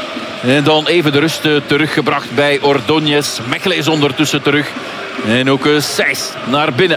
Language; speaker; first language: Dutch; native; Dutch